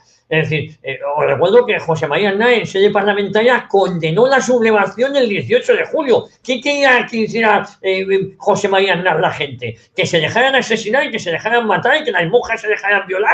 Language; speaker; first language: Spanish; native; Spanish